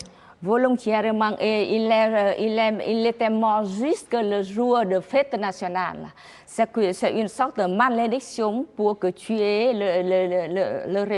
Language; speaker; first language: French; non-native, learner; Vietnamese